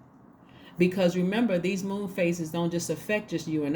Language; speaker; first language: English; native; English